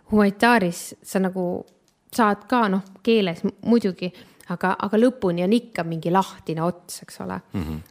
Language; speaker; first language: Estonian; native; Estonian